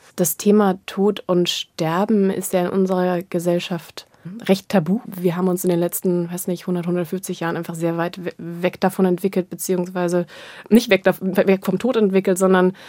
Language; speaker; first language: German; native; German